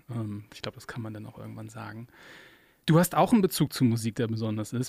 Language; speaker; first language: German; native; German